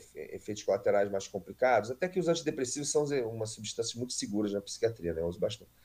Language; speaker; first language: Portuguese; native; Portuguese